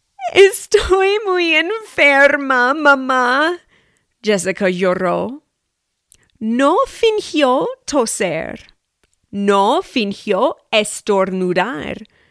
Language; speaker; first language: Spanish; non-native, fluent; English